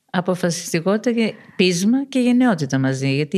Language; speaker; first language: Greek; native; Greek